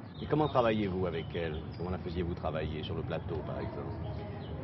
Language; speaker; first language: French; native; French